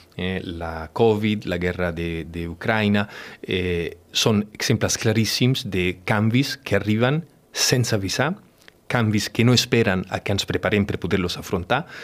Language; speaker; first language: Catalan; non-native, fluent; Italian